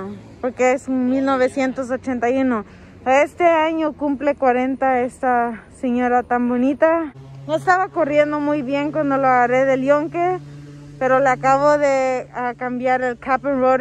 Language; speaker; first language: Spanish; early bilingual, heritage; Spanish